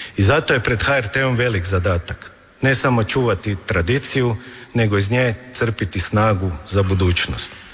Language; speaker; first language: Croatian; native; Croatian